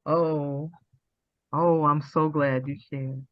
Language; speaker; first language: English; native; English